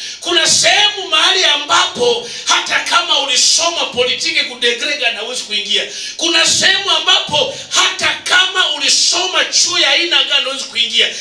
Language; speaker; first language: Swahili; non-native, local second language; Nande